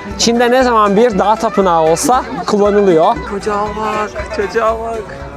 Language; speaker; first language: Turkish; native; Turkish